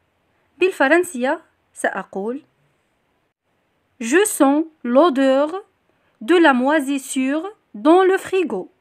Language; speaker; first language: French; non-native, local second language; Arabic